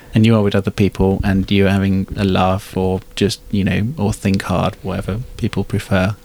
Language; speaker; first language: English; non-native, fluent; Hungarian